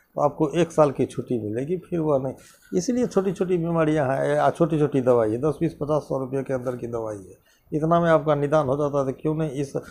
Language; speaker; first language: Hindi; native; Hindi